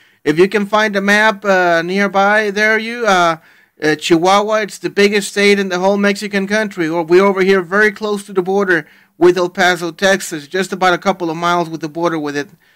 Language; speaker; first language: English; non-native, fluent; Spanish